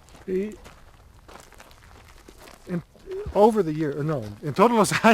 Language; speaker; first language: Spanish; non-native, learner; English